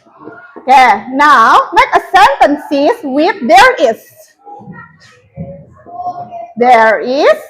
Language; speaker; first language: English; non-native, learner; Indonesian